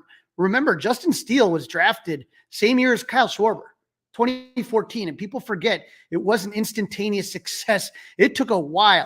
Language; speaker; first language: English; native; English